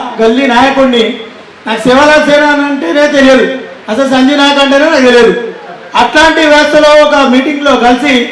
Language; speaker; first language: Telugu; non-native, local second language; Lambadi